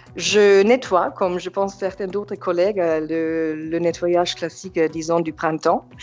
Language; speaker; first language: French; non-native, fluent; German